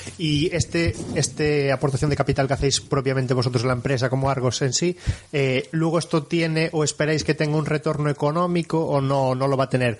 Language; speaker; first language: Spanish; native; Spanish